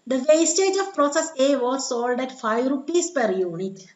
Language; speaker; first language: English; non-native, local second language; Malayalam